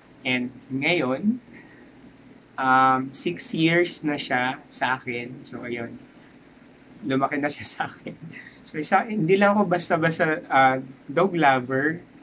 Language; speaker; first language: Filipino; non-native, local second language; Cebuano